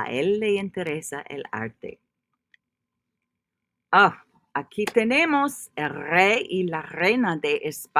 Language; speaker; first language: Spanish; non-native, fluent; English